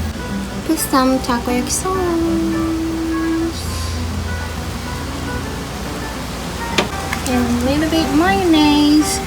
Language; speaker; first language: English; non-native, fluent; Japanese